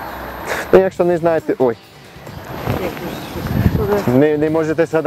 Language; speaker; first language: Ukrainian; early bilingual, heritage; Ukrainian